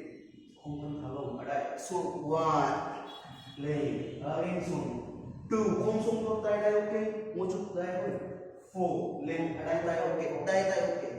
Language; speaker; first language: Vietnamese; non-native, learner; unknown